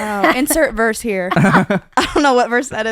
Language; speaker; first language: English; native; English